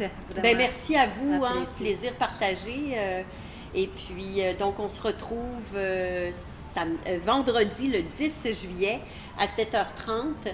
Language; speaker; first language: French; native; French